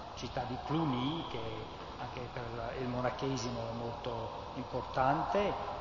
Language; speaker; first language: Italian; non-native, fluent; English